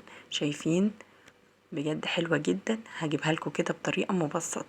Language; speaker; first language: Arabic; native; Arabic